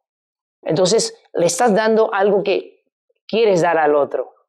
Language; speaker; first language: Spanish; non-native, fluent; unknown